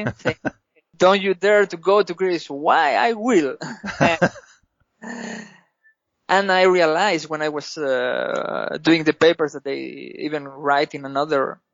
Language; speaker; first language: English; non-native, fluent; Spanish